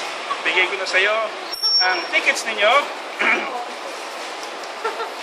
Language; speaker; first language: Filipino; native; Filipino